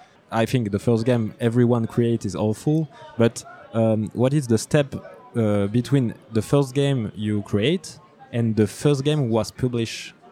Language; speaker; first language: English; non-native, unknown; French